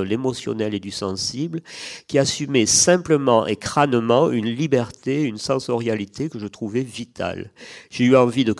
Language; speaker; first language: French; native; French